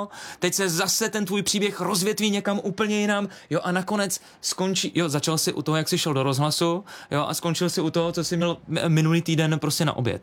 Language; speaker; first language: Czech; native; Czech